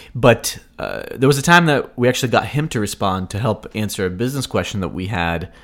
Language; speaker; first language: English; early bilingual, other home language; Russian